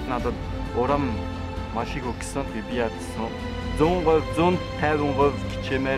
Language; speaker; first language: Mongolian; non-native, learner; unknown